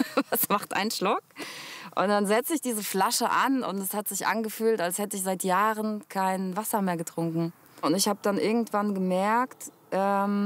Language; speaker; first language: German; native; German